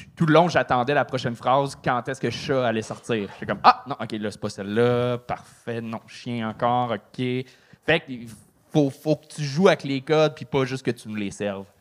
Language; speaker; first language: French; native; French